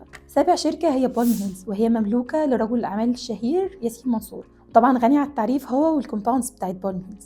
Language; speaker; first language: Arabic; native; Arabic